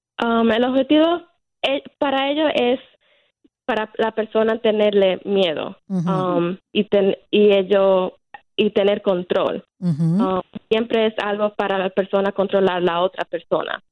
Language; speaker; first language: Spanish; early bilingual, heritage; Spanish